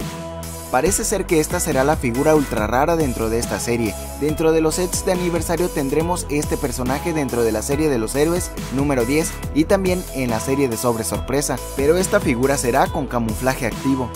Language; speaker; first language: Spanish; native; Spanish